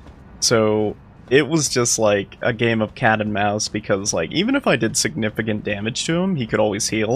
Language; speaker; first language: English; native; English